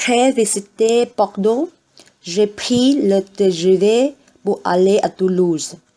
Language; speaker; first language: French; non-native, learner; Vietnamese